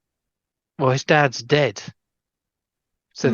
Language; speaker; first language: English; native; English